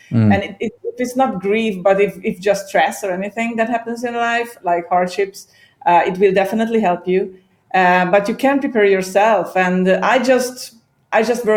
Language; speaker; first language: English; non-native, fluent; Hungarian